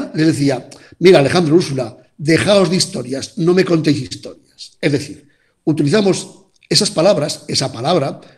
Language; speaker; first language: Spanish; native; Spanish